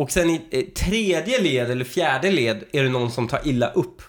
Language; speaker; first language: Swedish; native; Swedish